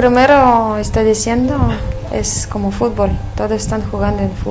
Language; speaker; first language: Spanish; non-native, fluent; Russian